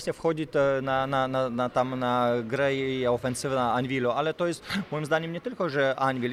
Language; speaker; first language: Polish; non-native, fluent; Lithuanian